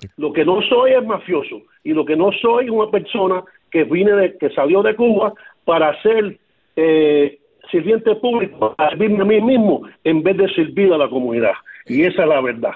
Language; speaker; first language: Spanish; early bilingual, other home language; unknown